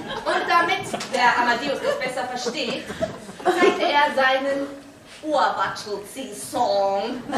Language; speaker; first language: German; native; German